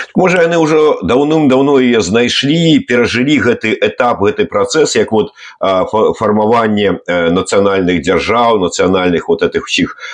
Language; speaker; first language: Belarusian; native; Belarusian